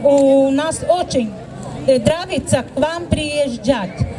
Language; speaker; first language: Russian; non-native, fluent; Latvian